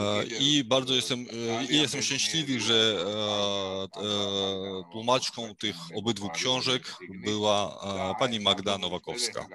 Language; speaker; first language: Polish; non-native, fluent; Georgian